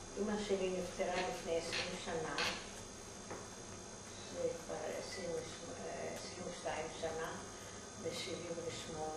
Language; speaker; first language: Hebrew; non-native, fluent; German